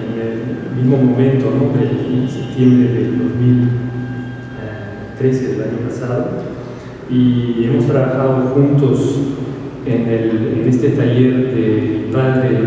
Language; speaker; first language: Spanish; non-native, fluent; French